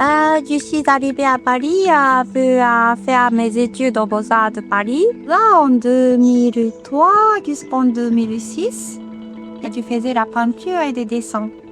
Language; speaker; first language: French; non-native, fluent; Japanese